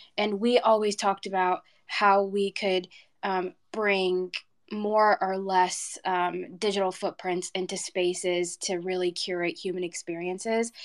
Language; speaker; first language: English; non-native, fluent; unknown